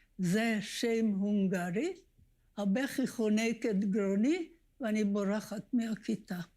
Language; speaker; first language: Hebrew; non-native, fluent; Hungarian